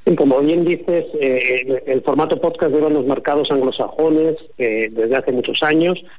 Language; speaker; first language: Spanish; native; Spanish